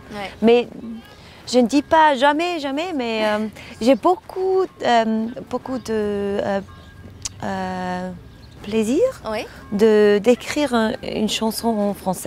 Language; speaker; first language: French; non-native, learner; German